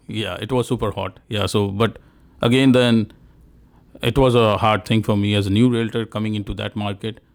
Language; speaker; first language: English; non-native, local second language; Punjabi